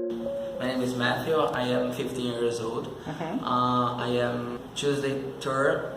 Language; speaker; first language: English; non-native, learner; Portuguese